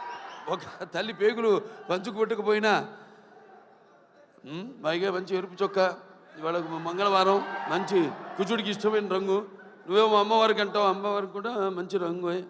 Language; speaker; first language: Telugu; native; Telugu